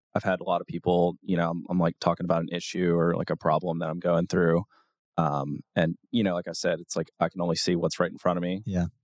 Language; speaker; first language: English; native; English